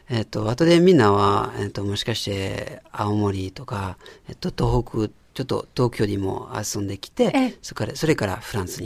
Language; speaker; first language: Japanese; non-native, learner; French